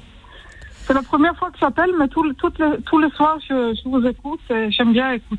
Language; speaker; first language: French; early bilingual, heritage; French